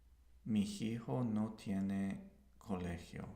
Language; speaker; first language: Spanish; non-native, learner; English